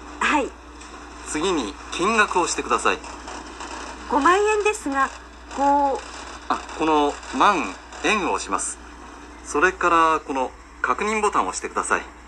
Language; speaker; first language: Japanese; non-native, fluent; Indonesian